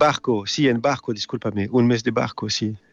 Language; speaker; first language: Spanish; non-native, fluent; French